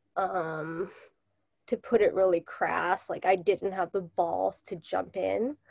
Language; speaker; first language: English; non-native, fluent; Japanese